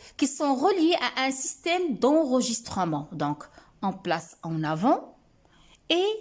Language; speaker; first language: French; non-native, local second language; Arabic